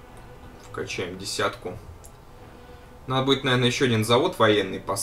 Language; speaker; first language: Russian; native; Russian